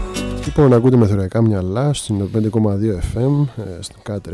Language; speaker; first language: Greek; native; Greek